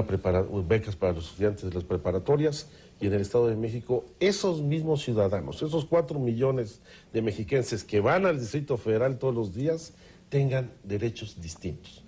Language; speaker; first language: Spanish; native; Spanish